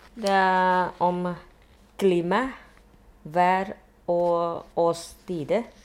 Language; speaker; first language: Norwegian; non-native, learner; Vietnamese